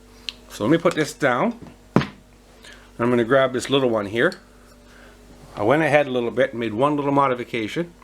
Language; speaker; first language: English; native; English